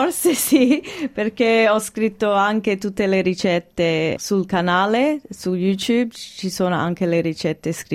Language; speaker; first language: Italian; early bilingual, heritage; English